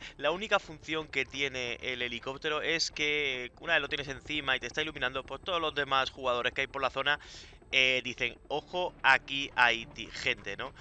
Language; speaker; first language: Spanish; native; Spanish